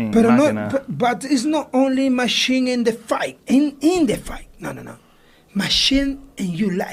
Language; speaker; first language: English; non-native, learner; Spanish